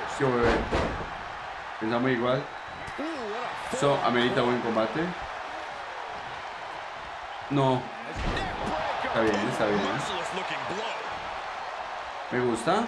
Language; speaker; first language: Spanish; native; Spanish